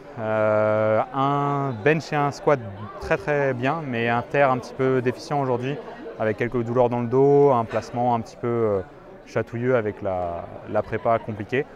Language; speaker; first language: French; native; French